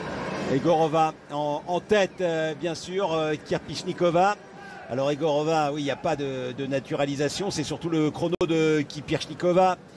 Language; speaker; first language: French; native; French